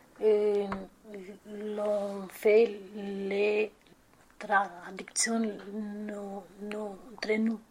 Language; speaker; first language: French; non-native, learner; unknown